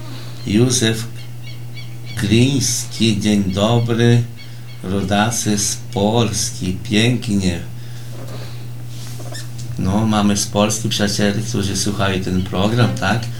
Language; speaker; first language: Polish; early bilingual, heritage; Portuguese